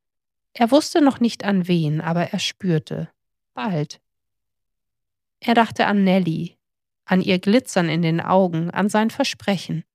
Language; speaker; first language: German; native; German